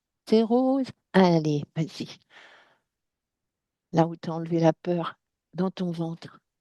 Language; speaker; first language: French; native; French